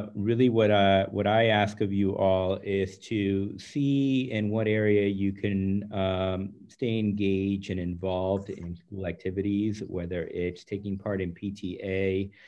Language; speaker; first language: English; early bilingual, other home language; Spanish